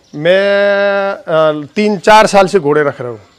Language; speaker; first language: Hindi; non-native, local second language; Gujarati